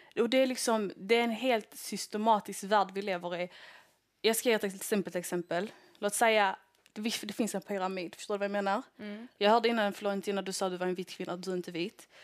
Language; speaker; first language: Swedish; early bilingual, other home language; Somali